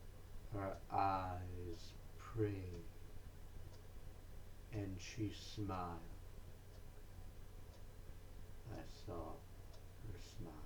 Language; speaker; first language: English; native; English